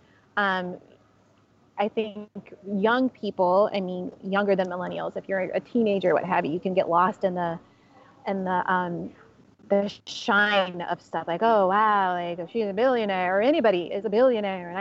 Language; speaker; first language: English; native; English